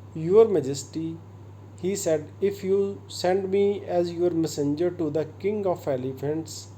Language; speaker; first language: English; non-native, local second language; Punjabi